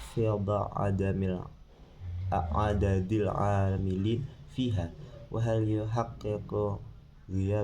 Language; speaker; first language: Arabic; non-native, learner; Indonesian